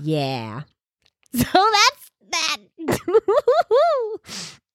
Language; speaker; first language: English; native; English